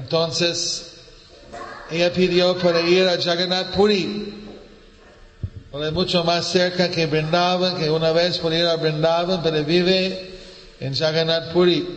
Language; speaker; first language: Spanish; non-native, learner; English